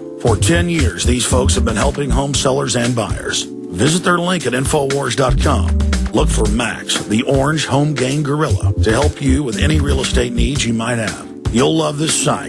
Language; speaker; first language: English; native; English